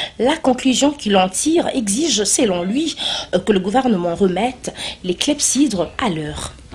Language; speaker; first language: French; non-native, local second language; Lingala